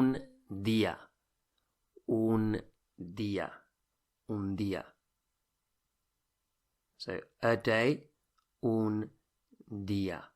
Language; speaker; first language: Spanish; non-native, fluent; English